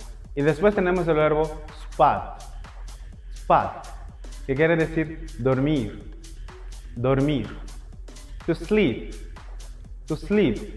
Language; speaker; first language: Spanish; non-native, fluent; Portuguese